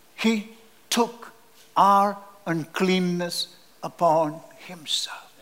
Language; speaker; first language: English; non-native, local second language; Malayalam